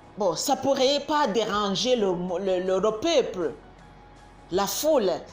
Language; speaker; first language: French; non-native, local second language; Kinyarwanda